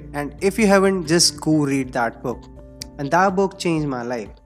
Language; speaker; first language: English; non-native, local second language; Hindi